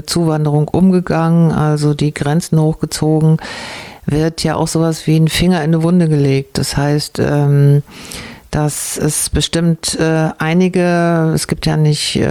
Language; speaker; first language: German; native; German